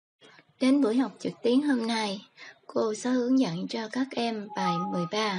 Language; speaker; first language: Vietnamese; native; Vietnamese